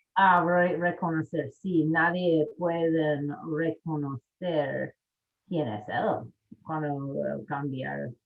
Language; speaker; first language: Spanish; non-native, learner; English